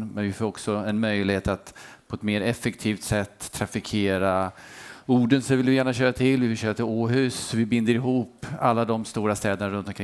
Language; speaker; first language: Swedish; native; Swedish